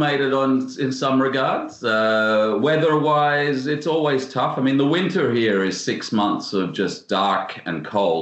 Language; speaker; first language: English; native; English